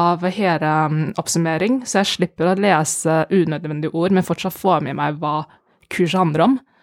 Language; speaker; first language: Norwegian; non-native, fluent; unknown